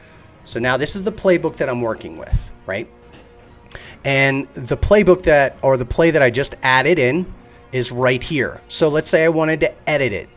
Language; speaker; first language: English; native; English